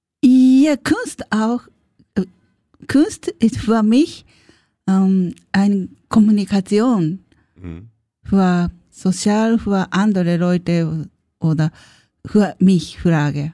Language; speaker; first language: German; non-native, learner; Japanese